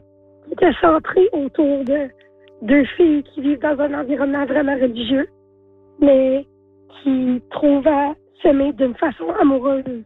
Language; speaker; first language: French; native; French